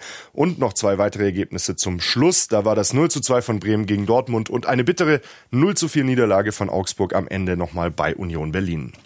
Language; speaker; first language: German; native; German